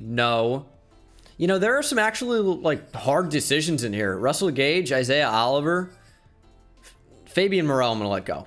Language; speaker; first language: English; native; English